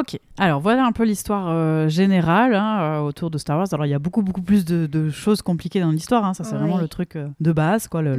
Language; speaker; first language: French; native; French